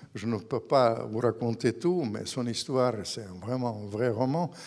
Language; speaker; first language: French; non-native, fluent; Ukrainian